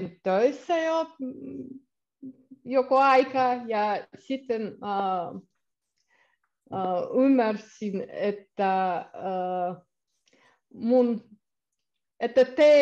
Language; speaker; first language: Finnish; non-native, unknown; Russian